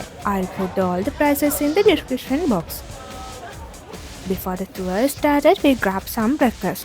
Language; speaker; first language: English; non-native, fluent; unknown